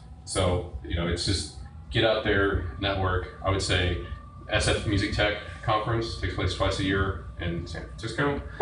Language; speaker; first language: English; native; English